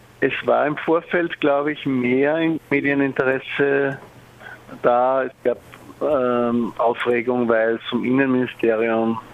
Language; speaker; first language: German; native; German